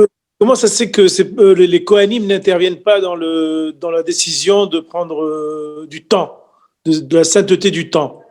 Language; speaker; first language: French; native; French